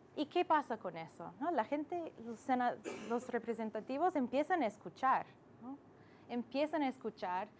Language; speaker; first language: Spanish; non-native, fluent; English